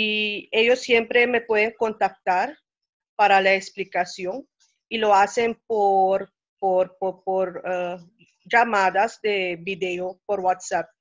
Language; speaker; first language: Spanish; non-native, fluent; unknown